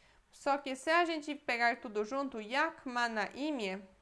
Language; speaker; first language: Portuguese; non-native, fluent; Polish